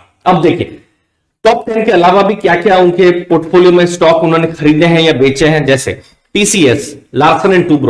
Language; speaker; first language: Hindi; native; Hindi